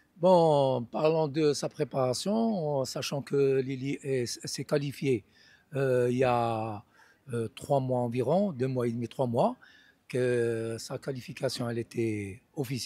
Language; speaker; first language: French; non-native, local second language; Arabic